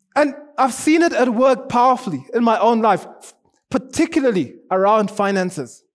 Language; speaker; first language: English; non-native, local second language; Shona